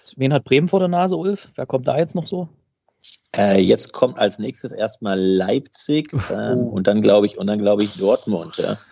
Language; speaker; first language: German; native; German